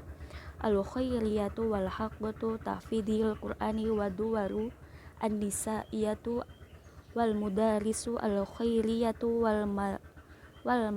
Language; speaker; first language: Arabic; non-native, learner; Indonesian